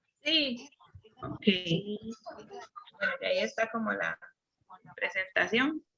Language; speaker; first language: Spanish; native; Spanish